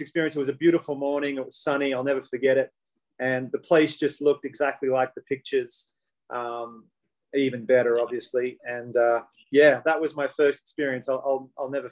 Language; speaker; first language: English; native; English